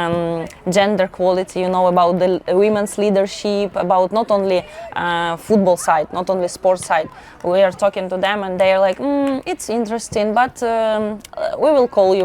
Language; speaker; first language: English; non-native, fluent; Ukrainian